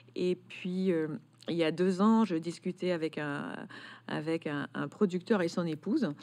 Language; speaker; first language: French; native; French